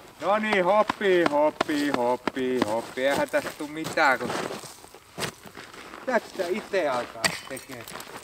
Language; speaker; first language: Finnish; native; Finnish